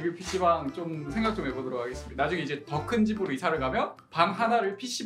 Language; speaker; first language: Korean; native; Korean